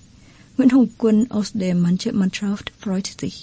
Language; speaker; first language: German; non-native, fluent; Vietnamese